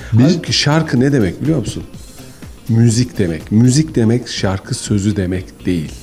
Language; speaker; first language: Turkish; native; Turkish